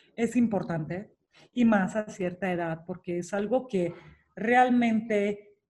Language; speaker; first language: Spanish; non-native, fluent; Romanian